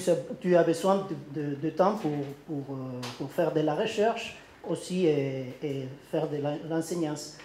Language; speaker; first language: French; non-native, learner; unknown